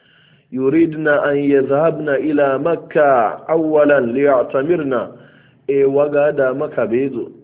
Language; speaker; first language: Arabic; non-native, fluent; Hausa